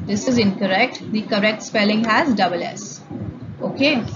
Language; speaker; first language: English; non-native, local second language; Hindi